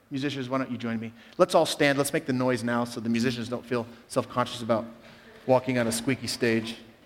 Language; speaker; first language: English; native; English